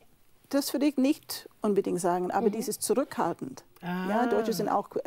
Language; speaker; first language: German; non-native, fluent; English